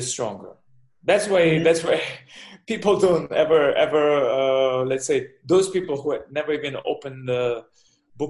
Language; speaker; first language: English; non-native, fluent; Russian